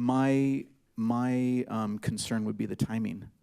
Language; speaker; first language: English; native; English